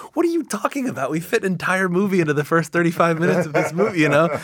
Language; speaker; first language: English; native; English